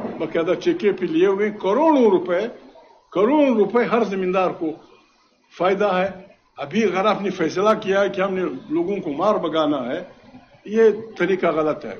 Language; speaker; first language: Urdu; non-native, local second language; Pashto